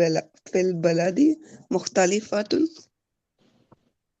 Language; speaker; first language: Arabic; non-native, learner; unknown